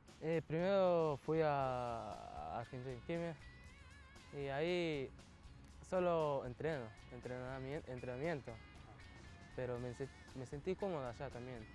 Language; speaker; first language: Spanish; non-native, fluent; Japanese